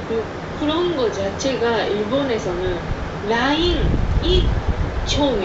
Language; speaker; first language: Korean; non-native, fluent; Japanese